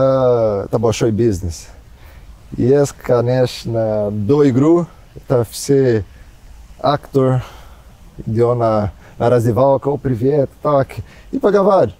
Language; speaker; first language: Russian; non-native, learner; Portuguese